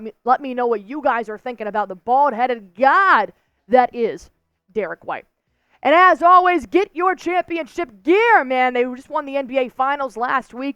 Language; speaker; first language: English; native; English